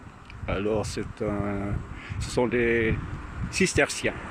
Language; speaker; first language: French; non-native, fluent; German